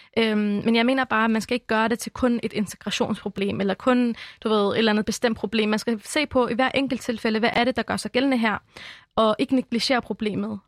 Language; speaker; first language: Danish; early bilingual, other home language; Arabic